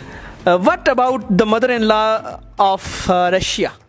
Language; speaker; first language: English; non-native, learner; Urdu